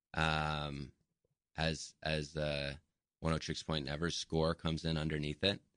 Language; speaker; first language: English; native; English